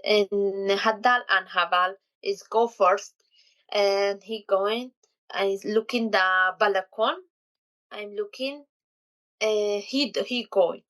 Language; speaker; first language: English; non-native, learner; Kurdish